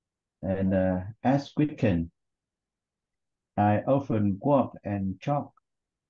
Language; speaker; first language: English; non-native, learner; Vietnamese